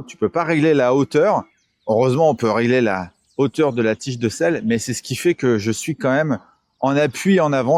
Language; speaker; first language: French; native; French